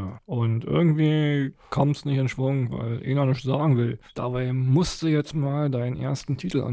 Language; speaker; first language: German; native; German